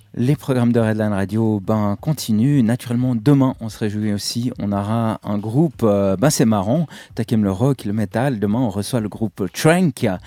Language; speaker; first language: French; native; French